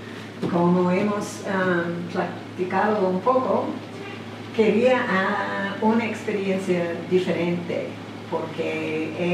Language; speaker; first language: Spanish; non-native, fluent; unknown